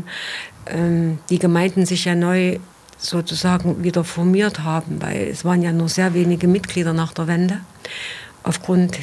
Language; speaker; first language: German; native; German